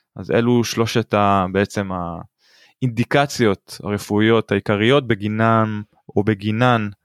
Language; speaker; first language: Hebrew; native; Hebrew